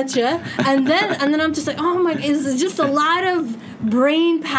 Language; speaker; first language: English; native; English